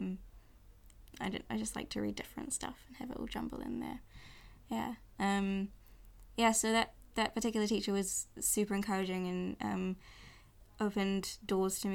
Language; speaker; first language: English; native; English